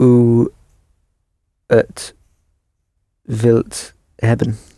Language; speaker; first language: Dutch; non-native, learner; English